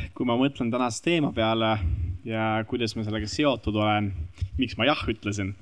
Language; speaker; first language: Estonian; non-native, local second language; Russian